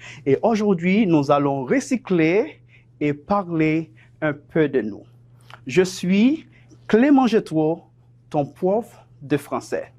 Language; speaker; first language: French; non-native, fluent; Spanish